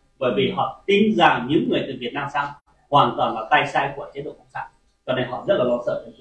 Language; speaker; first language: Vietnamese; non-native, local second language; Hmong